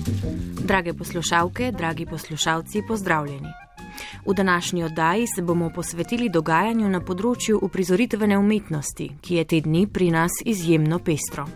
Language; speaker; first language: Slovenian; native; Slovenian